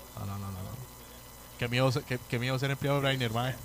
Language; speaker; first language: Spanish; native; Spanish